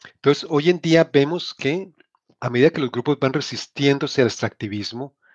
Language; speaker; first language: Spanish; native; Spanish